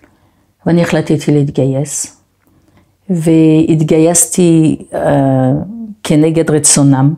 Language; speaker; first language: Hebrew; non-native, fluent; French